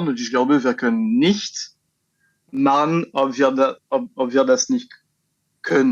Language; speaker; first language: German; non-native, fluent; French